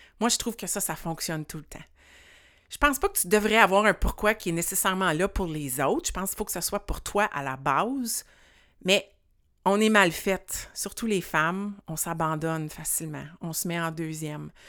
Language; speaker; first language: French; native; French